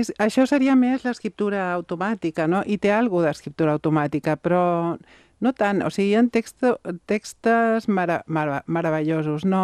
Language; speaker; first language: Catalan; non-native, local second language; Spanish